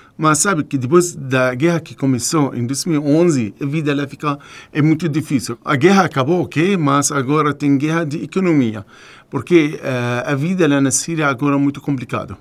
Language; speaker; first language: Portuguese; non-native, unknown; Arabic